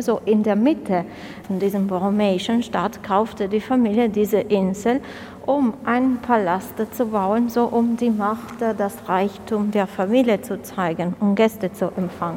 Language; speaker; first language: German; non-native, fluent; Italian